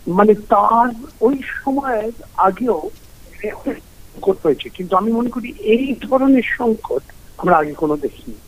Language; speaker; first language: Bangla; early bilingual, heritage; Bangla